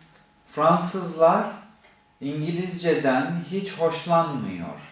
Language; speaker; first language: Turkish; non-native, fluent; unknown